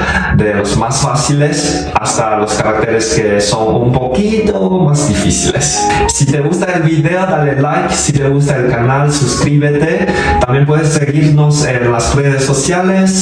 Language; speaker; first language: Spanish; non-native, fluent; Chinese